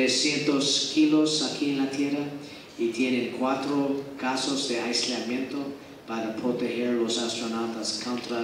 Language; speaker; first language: Spanish; non-native, fluent; English